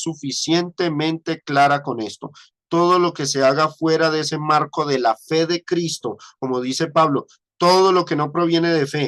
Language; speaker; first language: Spanish; native; Spanish